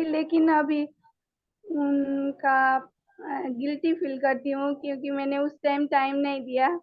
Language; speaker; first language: Hindi; non-native, local second language; Nepali